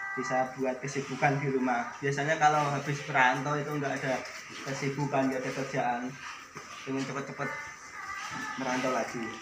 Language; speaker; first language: Malay; non-native, local second language; Javanese